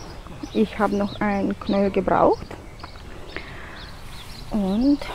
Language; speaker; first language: German; non-native, fluent; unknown